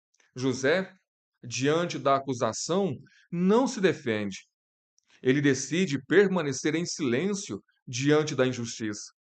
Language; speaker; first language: Portuguese; native; Portuguese